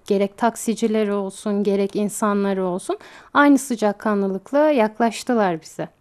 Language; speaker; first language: Turkish; native; Turkish